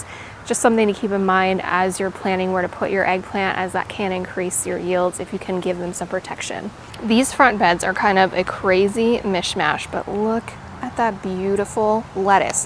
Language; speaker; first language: English; native; English